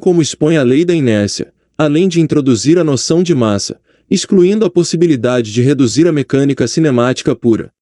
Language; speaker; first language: Portuguese; native; Portuguese